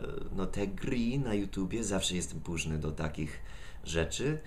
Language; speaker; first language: Polish; non-native, fluent; English